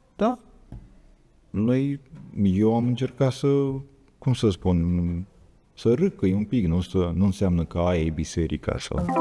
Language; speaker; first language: Romanian; native; Romanian